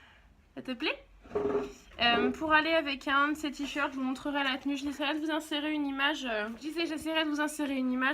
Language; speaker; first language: French; native; French